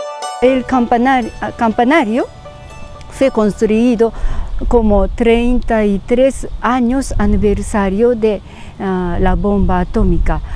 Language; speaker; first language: Spanish; non-native, learner; Japanese